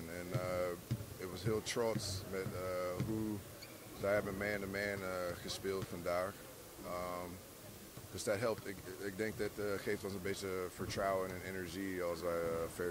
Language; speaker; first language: Dutch; non-native, fluent; English